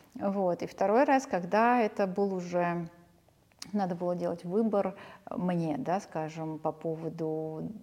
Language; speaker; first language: Russian; early bilingual, other home language; Armenian